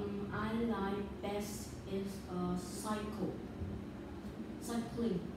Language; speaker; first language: English; non-native, learner; Vietnamese